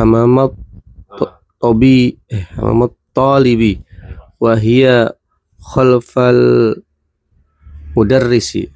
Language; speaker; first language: Arabic; non-native, learner; Indonesian